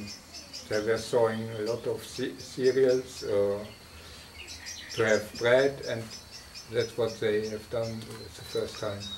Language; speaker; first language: English; non-native, fluent; German